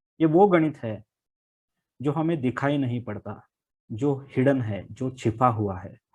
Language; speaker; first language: Hindi; non-native, local second language; Marathi